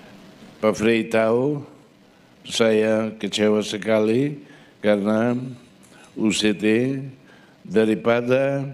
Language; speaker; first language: Indonesian; non-native, fluent; Portuguese